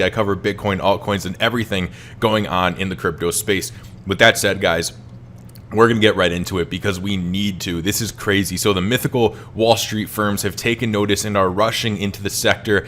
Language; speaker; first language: English; native; English